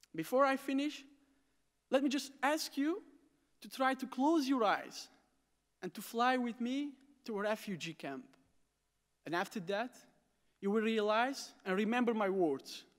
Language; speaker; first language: English; non-native, fluent; Arabic